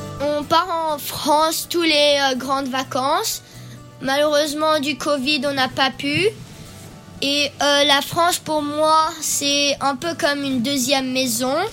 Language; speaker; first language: French; early bilingual, heritage; French